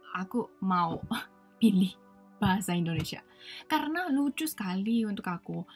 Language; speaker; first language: Indonesian; non-native, fluent; Japanese